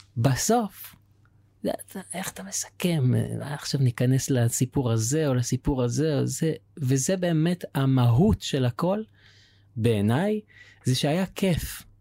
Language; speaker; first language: Hebrew; native; Hebrew